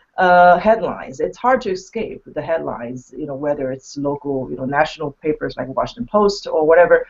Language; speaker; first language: English; non-native, fluent; Chinese